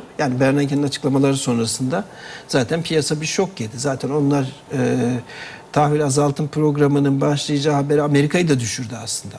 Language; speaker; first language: Turkish; native; Turkish